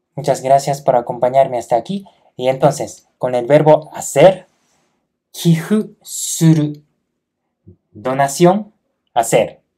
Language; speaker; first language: Spanish; non-native, fluent; Japanese